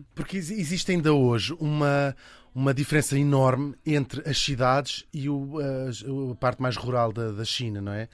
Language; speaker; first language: Portuguese; native; Portuguese